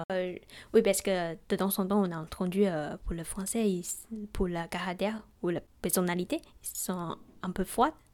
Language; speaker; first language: French; non-native, fluent; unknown